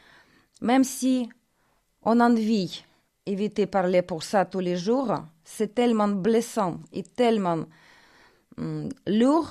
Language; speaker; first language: French; non-native, fluent; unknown